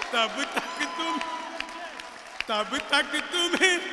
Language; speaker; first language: Hindi; native; Hindi